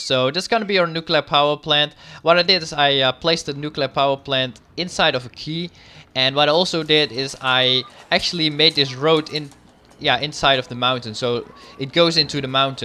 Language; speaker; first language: English; non-native, fluent; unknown